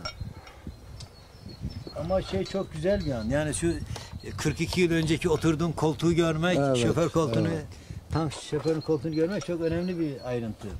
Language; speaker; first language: Turkish; native; Turkish